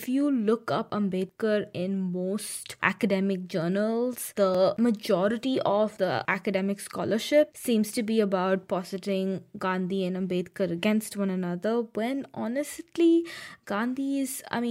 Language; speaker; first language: English; non-native, local second language; Hindi